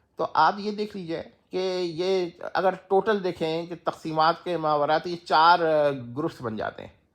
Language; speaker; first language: Urdu; non-native, local second language; Sindhi